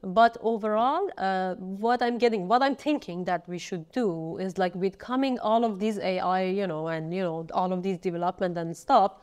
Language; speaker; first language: English; non-native, fluent; Persian